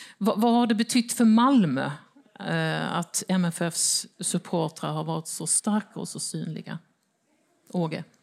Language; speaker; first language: Swedish; native; Swedish